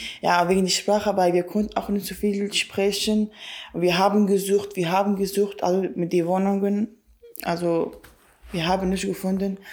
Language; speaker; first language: German; non-native, learner; Kurdish